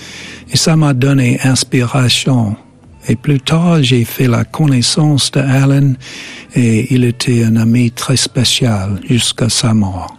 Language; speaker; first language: French; non-native, fluent; English